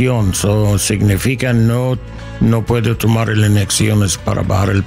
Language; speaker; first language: Spanish; non-native, learner; English